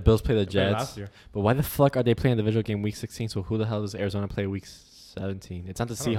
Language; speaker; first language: English; native; English